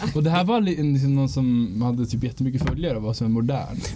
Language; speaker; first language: Swedish; native; Swedish